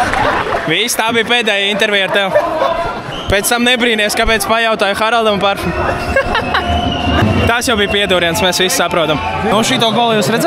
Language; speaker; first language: Latvian; native; Latvian